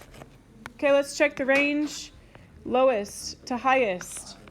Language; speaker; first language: English; native; English